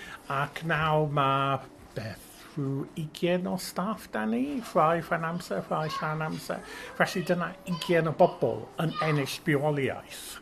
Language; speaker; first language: Welsh; non-native, fluent; English